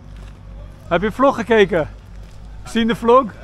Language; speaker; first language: Dutch; native; Dutch